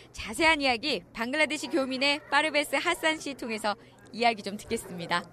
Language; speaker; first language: Korean; native; Korean